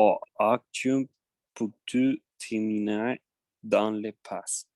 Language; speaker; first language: French; non-native, learner; Spanish